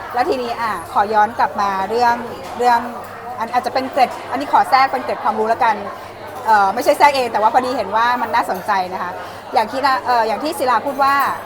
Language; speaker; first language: Thai; native; Thai